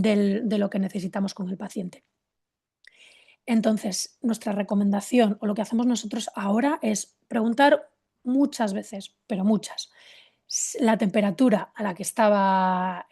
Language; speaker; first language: Spanish; native; Spanish